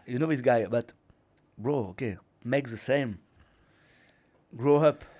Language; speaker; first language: English; non-native, learner; French